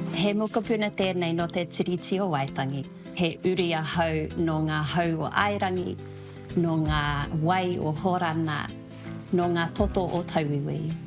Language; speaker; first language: Māori; non-native, local second language; English